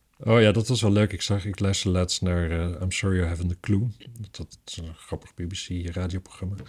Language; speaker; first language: Dutch; native; Dutch